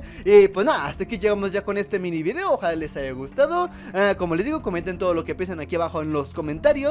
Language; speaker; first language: Spanish; native; Spanish